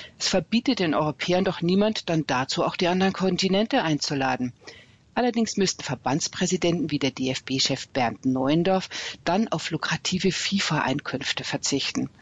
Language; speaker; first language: German; native; German